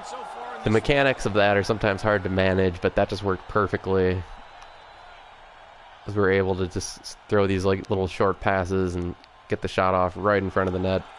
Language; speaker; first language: English; native; English